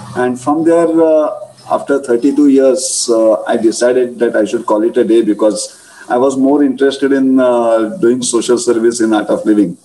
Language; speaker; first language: English; non-native, local second language; Marathi